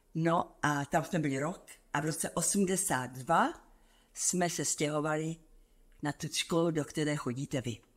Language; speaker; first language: Czech; native; Czech